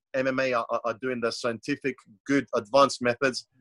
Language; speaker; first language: English; non-native, fluent; Croatian